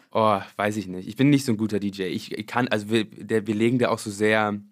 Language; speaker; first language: German; early bilingual, other home language; English